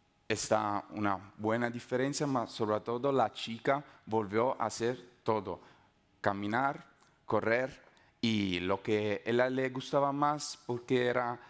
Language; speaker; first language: Spanish; non-native, fluent; Italian